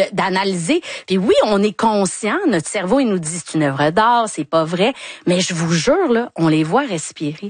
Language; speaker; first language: French; native; French